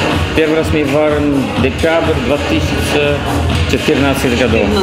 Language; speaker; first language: Russian; non-native, learner; Dutch